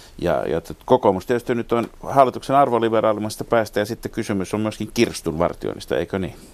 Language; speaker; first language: Finnish; native; Finnish